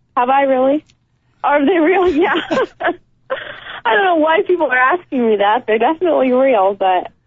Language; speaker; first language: English; native; English